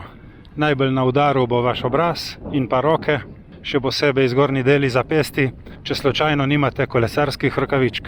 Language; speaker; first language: Slovenian; native; Slovenian